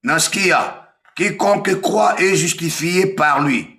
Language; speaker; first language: French; non-native, local second language; Swahili